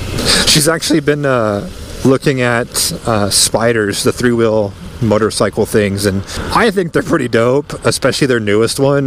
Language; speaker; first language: English; native; English